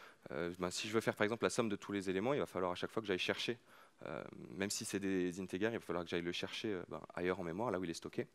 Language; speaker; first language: French; native; French